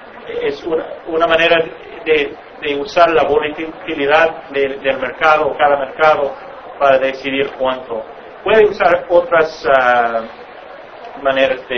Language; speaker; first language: Spanish; non-native, fluent; English